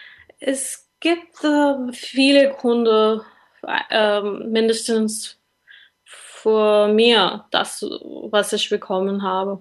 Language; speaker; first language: German; non-native, learner; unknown